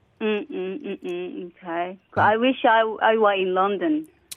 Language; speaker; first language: English; non-native, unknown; Japanese